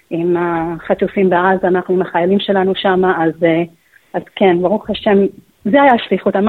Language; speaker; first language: Hebrew; non-native, fluent; English